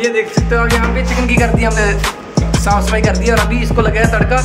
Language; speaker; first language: Hindi; non-native, local second language; Dogri